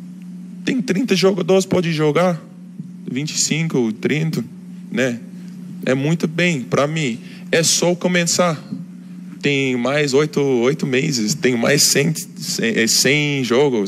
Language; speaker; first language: Portuguese; non-native, learner; Turkish